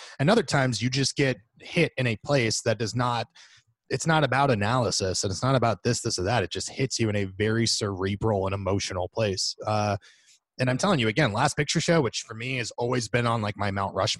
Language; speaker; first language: English; native; English